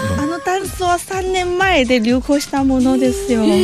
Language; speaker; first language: Japanese; non-native, fluent; Chinese